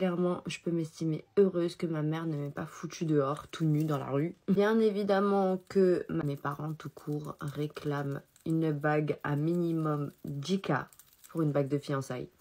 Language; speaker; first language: French; early bilingual, other home language; Chinese